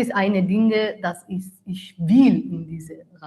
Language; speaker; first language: German; non-native, learner; Italian